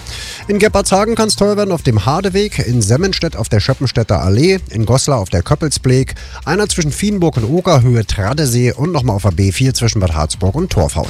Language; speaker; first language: German; native; German